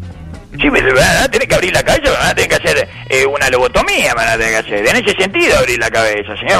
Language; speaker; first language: Spanish; native; Spanish